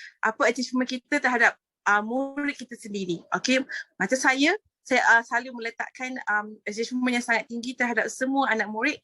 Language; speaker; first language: Malay; native; Malay